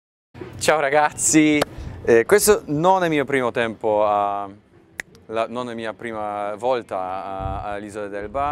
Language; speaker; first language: Italian; non-native, learner; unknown